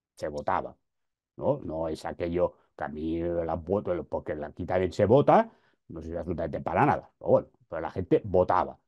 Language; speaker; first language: Spanish; native; Spanish